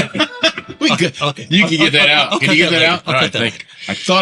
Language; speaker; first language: English; native; English